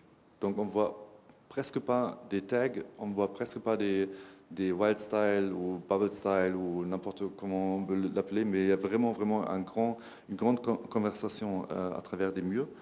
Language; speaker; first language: French; non-native, fluent; German